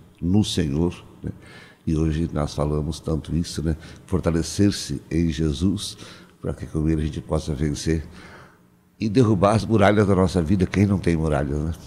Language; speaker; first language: Portuguese; native; Portuguese